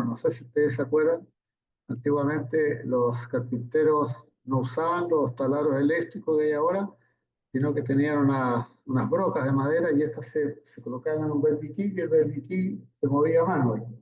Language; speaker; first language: Spanish; native; Spanish